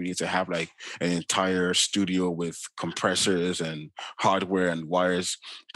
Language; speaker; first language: English; non-native, local second language; Yoruba